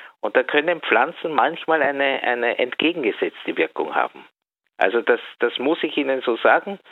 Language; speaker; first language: German; native; German